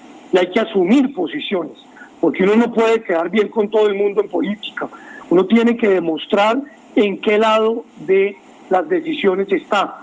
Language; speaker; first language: Spanish; native; Spanish